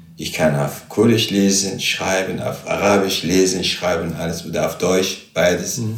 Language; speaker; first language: German; non-native, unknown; Kurdish